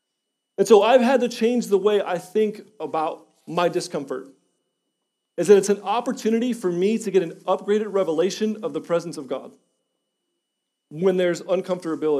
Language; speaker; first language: English; native; English